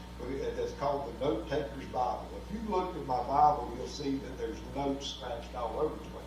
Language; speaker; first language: English; native; English